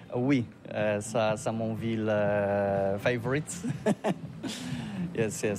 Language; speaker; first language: French; non-native, learner; Polish